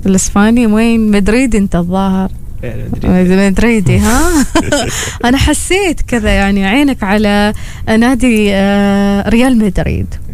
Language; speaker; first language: Arabic; native; Arabic